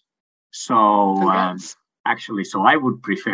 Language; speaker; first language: English; non-native, fluent; Swedish